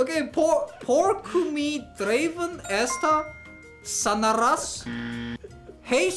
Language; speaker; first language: Spanish; non-native, learner; English